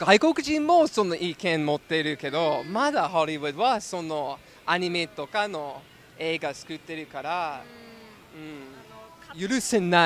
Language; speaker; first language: Japanese; non-native, learner; English